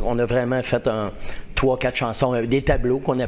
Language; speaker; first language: French; native; French